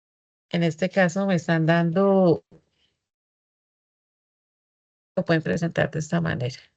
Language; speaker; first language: Spanish; native; Spanish